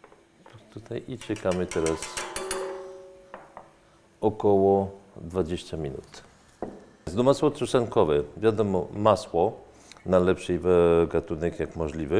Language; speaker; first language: Polish; non-native, fluent; French